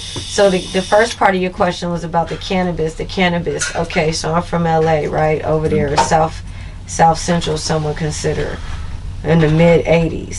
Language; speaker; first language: English; native; English